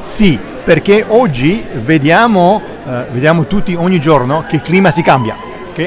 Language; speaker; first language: Italian; non-native, learner; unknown